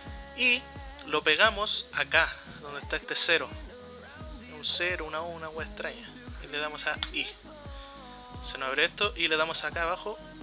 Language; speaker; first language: Spanish; native; Spanish